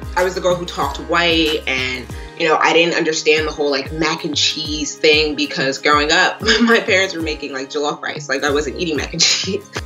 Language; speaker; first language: English; native; English